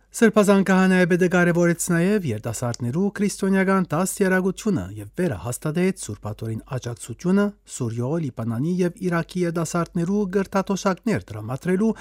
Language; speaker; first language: Armenian; early bilingual, heritage; Armenian